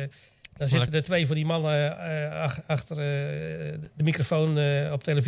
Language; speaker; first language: Dutch; native; Dutch